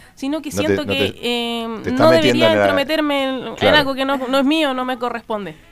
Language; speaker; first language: Spanish; native; Spanish